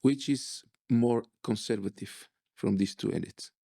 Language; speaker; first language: English; non-native, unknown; Bulgarian